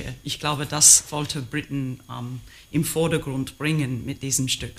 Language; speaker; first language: German; non-native, fluent; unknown